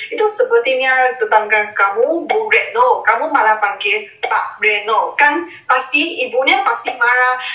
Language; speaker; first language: Indonesian; non-native, fluent; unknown